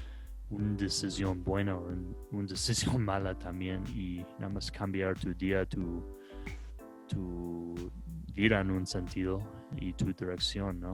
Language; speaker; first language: Spanish; non-native, fluent; English